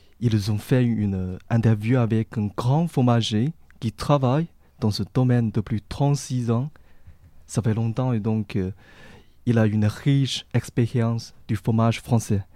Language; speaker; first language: French; non-native, learner; Chinese